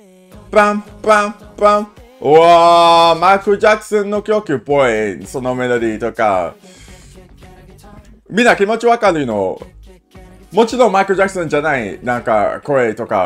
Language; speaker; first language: Japanese; non-native, learner; English